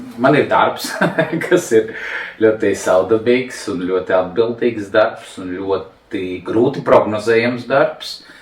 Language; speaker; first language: Latvian; non-native, local second language; Russian